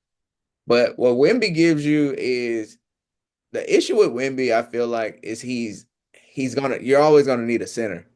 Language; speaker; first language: English; native; English